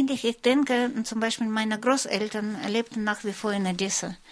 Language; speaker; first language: German; non-native, fluent; Russian